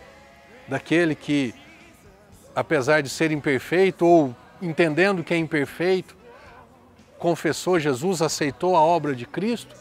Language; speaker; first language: Portuguese; native; Portuguese